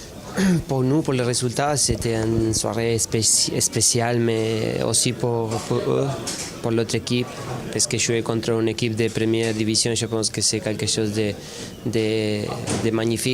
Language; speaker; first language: French; non-native, fluent; Spanish